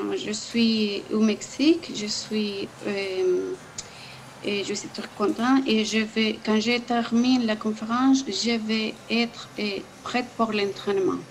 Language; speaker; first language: French; non-native, learner; Spanish